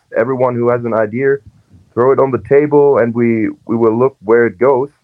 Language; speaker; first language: English; non-native, fluent; German